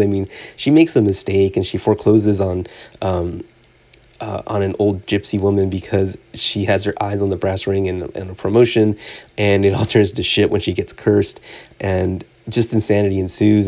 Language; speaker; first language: English; native; English